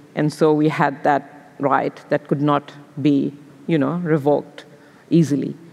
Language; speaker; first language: English; non-native, local second language; Urdu